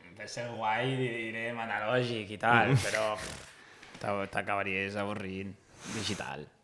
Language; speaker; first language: Catalan; early bilingual, other home language; Bini